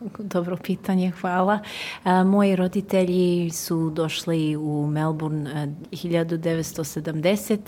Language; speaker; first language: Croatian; early bilingual, heritage; Serbian